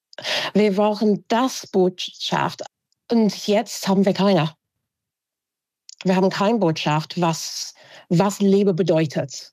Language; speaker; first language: German; non-native, fluent; English